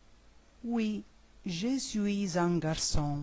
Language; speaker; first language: French; non-native, learner; Italian